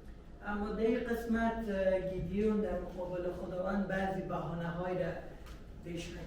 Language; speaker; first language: Persian; native; Persian